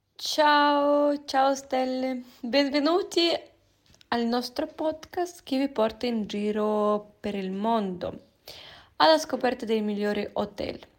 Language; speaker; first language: Italian; non-native, fluent; Russian